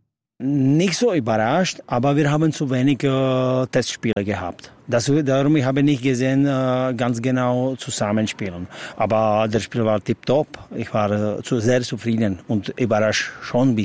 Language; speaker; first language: German; non-native, fluent; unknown